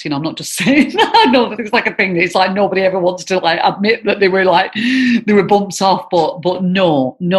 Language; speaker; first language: English; native; English